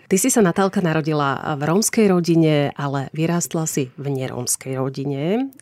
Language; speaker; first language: Slovak; native; Slovak